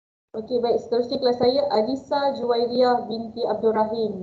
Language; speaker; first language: Malay; native; Malay